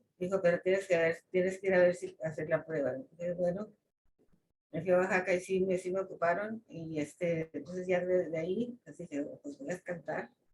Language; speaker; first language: Spanish; native; Spanish